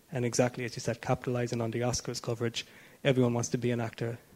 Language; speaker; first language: English; native; English